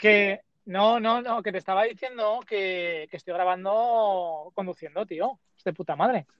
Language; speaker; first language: Spanish; native; Spanish